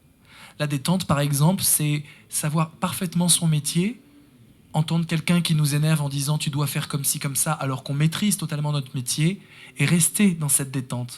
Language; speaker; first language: French; native; French